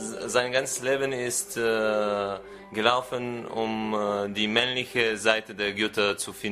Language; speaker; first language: German; non-native, learner; Bulgarian